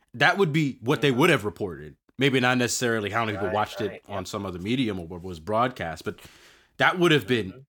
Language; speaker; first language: English; native; English